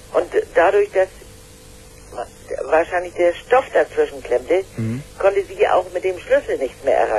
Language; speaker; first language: German; native; German